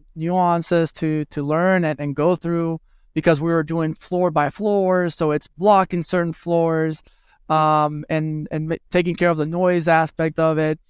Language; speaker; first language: English; early bilingual, other home language; Spanish